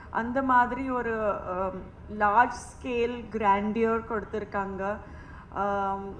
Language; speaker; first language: Tamil; non-native, fluent; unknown